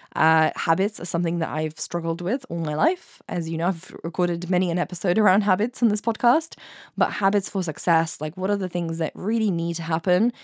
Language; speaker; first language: English; native; English